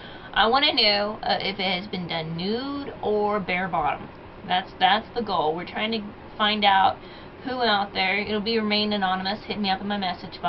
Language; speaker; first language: English; native; English